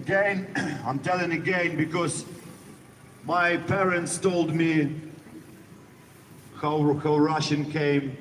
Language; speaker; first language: English; non-native, learner; Ukrainian